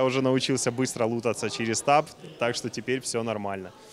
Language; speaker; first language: Russian; native; Russian